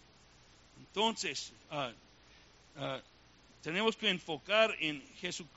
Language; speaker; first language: Spanish; non-native, learner; English